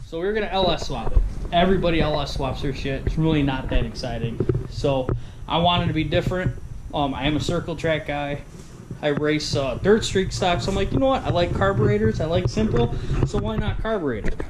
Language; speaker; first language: English; native; English